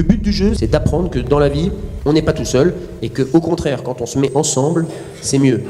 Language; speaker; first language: French; native; French